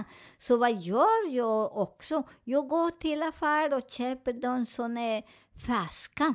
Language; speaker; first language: Swedish; non-native, learner; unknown